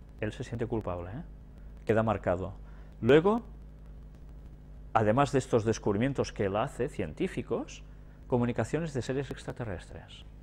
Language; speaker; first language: Spanish; native; Spanish